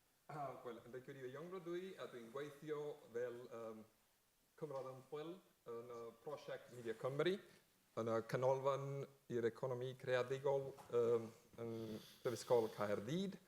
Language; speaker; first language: Welsh; non-native, fluent; Spanish